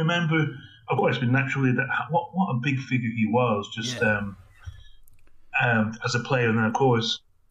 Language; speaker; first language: English; native; English